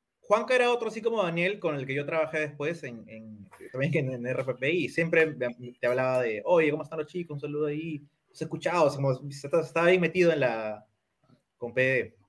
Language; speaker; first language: Spanish; native; Spanish